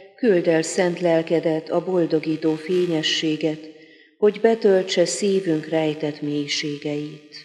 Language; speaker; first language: Hungarian; native; Hungarian